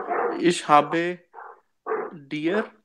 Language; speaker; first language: German; non-native, learner; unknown